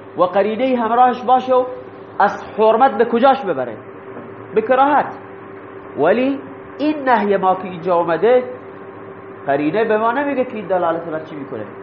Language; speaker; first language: Persian; non-native, local second language; Baluchi